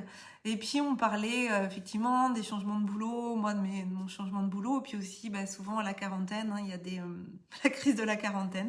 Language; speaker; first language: French; native; French